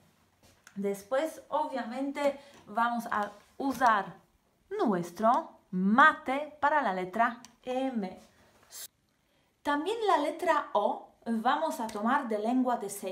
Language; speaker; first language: Spanish; non-native, fluent; Polish